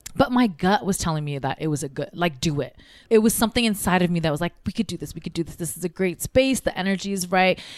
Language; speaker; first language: English; early bilingual, other home language; Tigrinya